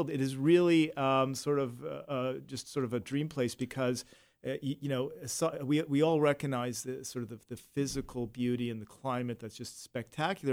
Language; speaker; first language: English; native; English